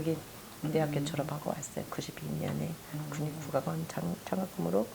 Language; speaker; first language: Korean; non-native, fluent; English